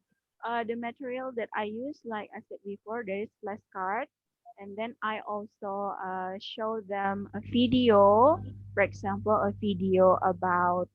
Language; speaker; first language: English; non-native, learner; Indonesian